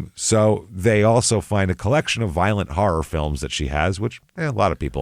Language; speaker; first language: English; native; English